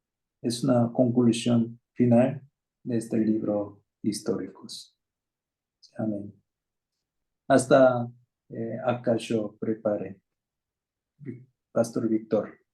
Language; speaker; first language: Spanish; non-native, fluent; Korean